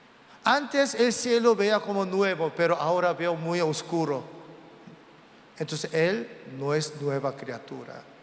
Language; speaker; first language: Spanish; non-native, learner; Korean